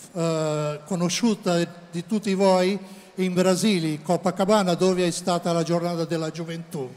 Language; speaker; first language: Italian; non-native, learner; Portuguese